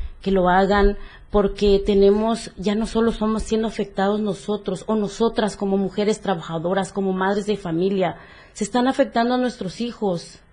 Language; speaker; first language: Spanish; native; Spanish